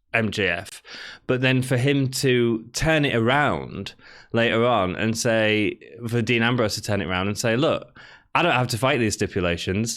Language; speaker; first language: English; native; English